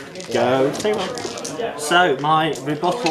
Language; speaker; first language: English; native; English